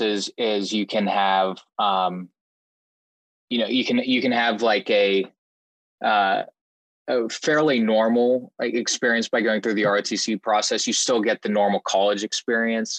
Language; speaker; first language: English; native; English